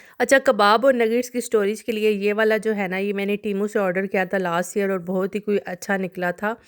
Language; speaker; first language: Urdu; non-native, local second language; Punjabi